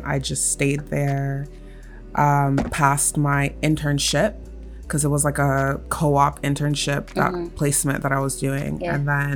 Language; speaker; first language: English; native; English